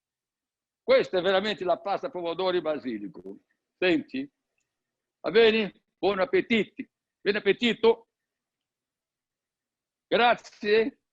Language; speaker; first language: Italian; non-native, learner; Portuguese